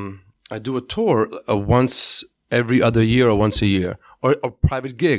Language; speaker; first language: English; non-native, fluent; Hebrew